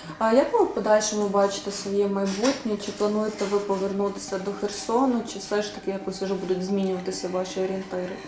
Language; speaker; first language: Ukrainian; native; Ukrainian